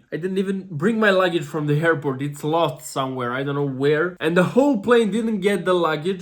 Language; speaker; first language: English; non-native, fluent; Serbian